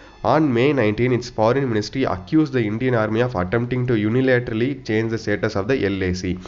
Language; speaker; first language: English; non-native, local second language; Tamil